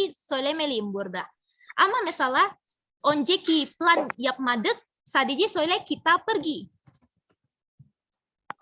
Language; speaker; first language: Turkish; non-native, fluent; Indonesian